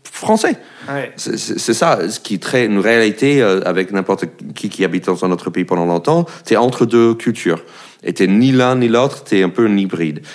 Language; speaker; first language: French; non-native, fluent; English